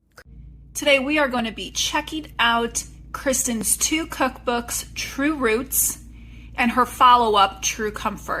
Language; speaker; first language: English; native; English